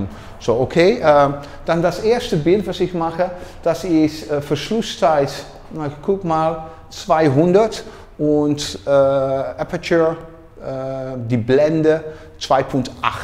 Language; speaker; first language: German; non-native, learner; Dutch